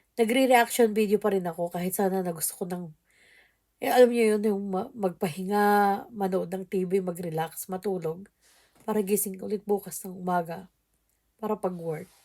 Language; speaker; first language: Filipino; native; Filipino